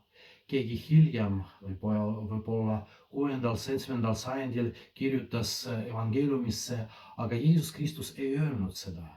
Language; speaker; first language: Estonian; non-native, fluent; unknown